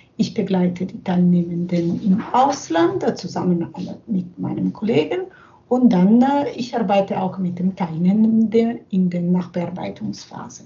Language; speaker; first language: German; non-native, fluent; Italian